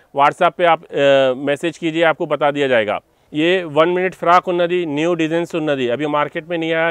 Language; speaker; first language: Hindi; non-native, local second language; Telugu